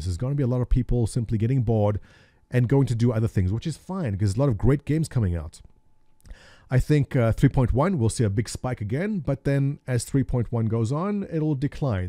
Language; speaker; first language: English; native; English